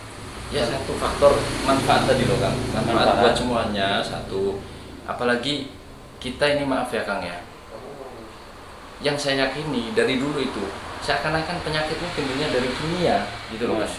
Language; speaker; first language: Indonesian; native; Indonesian